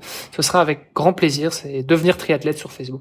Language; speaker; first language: French; native; French